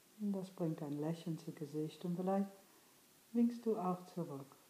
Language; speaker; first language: German; non-native, fluent; English